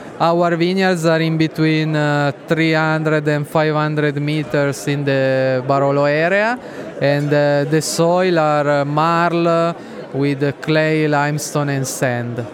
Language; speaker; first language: English; non-native, fluent; Italian